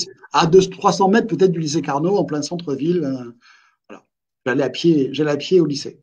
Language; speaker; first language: French; native; French